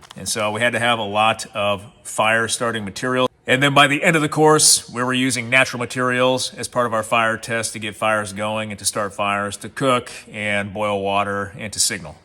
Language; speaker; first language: English; native; English